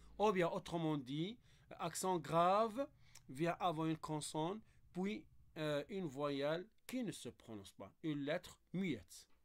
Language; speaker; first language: French; non-native, local second language; Arabic